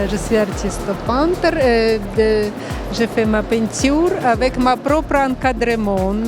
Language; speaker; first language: French; non-native, learner; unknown